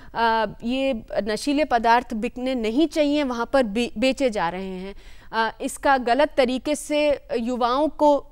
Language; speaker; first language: Hindi; native; Hindi